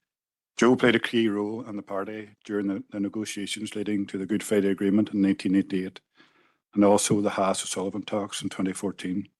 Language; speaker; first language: English; native; English